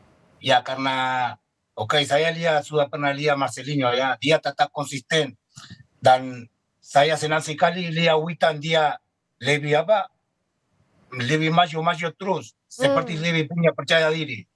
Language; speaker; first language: Indonesian; non-native, fluent; Spanish